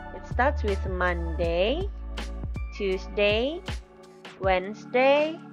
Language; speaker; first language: English; non-native, local second language; Malay